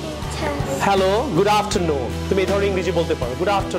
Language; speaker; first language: English; non-native, learner; Bangla